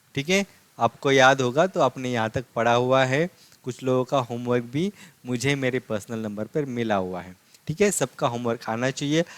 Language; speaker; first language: Hindi; non-native, local second language; Marathi